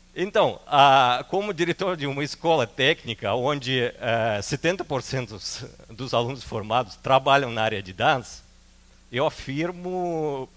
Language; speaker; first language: Portuguese; non-native, fluent; Russian